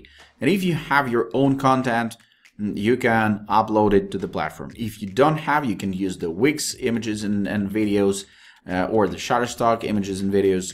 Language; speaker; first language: English; non-native, fluent; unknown